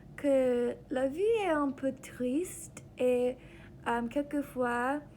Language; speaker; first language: French; non-native, learner; English